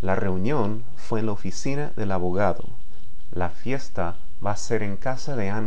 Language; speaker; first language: Spanish; non-native, fluent; English